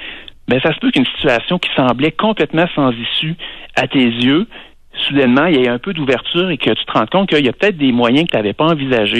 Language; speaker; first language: French; native; French